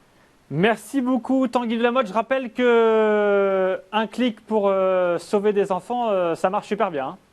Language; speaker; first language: French; native; French